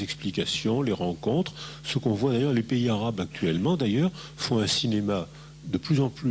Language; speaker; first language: French; native; French